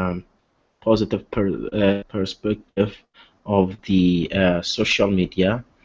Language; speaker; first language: English; non-native, learner; Arabic